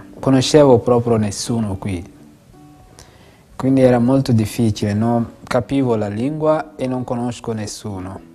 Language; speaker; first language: Italian; non-native, fluent; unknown